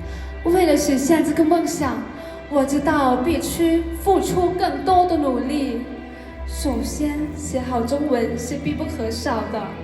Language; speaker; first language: Chinese; non-native, fluent; Lao